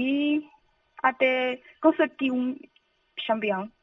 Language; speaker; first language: Portuguese; non-native, fluent; Chinese